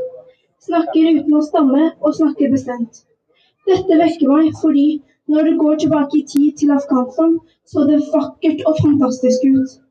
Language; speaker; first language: Norwegian; early bilingual, other home language; Persian